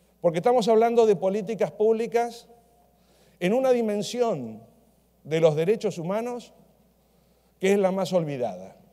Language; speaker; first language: Spanish; native; Spanish